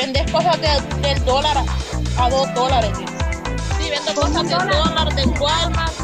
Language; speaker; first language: Spanish; native; Spanish